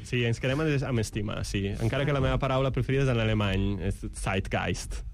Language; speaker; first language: Catalan; non-native, fluent; Italian